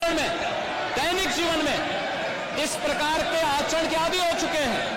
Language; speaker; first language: Hindi; native; Hindi